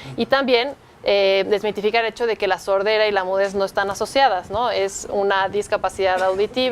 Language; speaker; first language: Spanish; native; Spanish